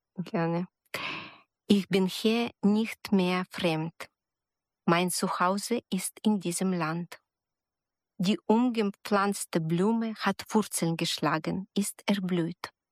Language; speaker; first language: German; non-native, fluent; Ukrainian